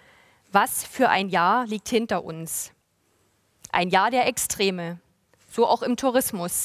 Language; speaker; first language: German; native; German